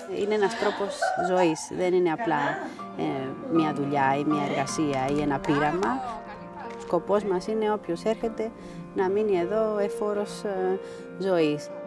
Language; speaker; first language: Greek; non-native, fluent; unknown